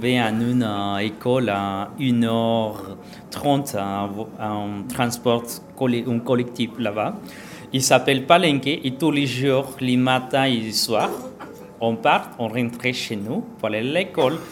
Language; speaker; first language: French; non-native, learner; Spanish